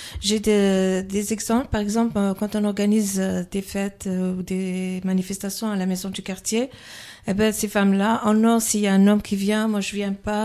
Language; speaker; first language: French; non-native, local second language; Kabyle